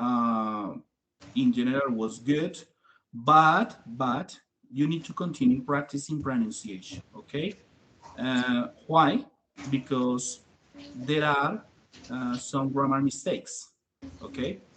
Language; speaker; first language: English; non-native, fluent; Spanish